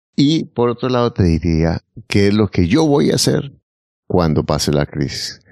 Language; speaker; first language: Spanish; native; Spanish